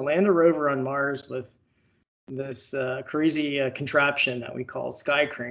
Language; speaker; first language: English; native; English